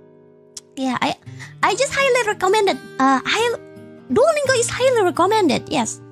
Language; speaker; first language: English; non-native, fluent; Indonesian